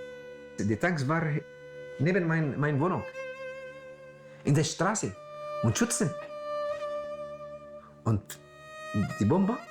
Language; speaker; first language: German; non-native, learner; Arabic